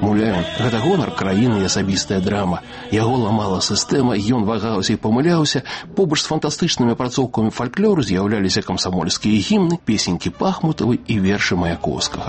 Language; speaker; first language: Belarusian; native; Belarusian